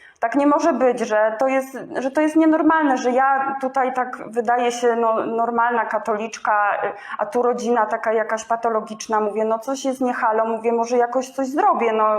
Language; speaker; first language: Polish; native; Polish